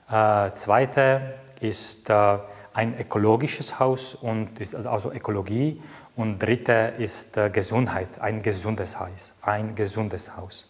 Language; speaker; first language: German; non-native, fluent; Czech